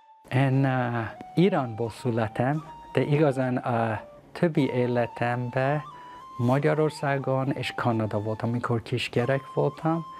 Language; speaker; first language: Hungarian; non-native, learner; Persian